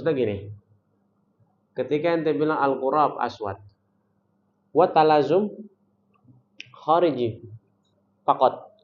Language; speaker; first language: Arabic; non-native, fluent; Indonesian